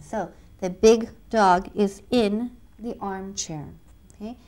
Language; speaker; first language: English; native; English